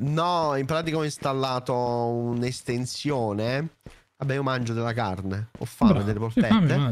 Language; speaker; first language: Italian; native; Italian